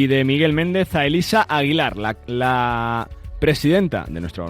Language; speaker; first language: Spanish; native; Spanish